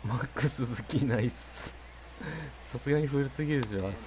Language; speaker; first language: Japanese; native; Japanese